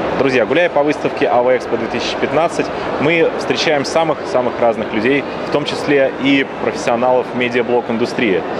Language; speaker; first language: Russian; native; Russian